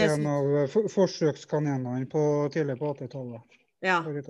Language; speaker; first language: Norwegian; native; Norwegian